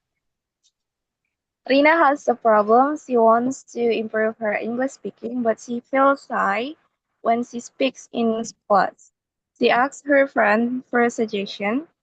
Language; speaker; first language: English; non-native, learner; Indonesian